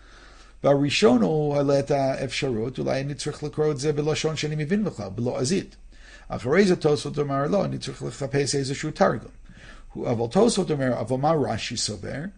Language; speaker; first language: Hebrew; non-native, fluent; English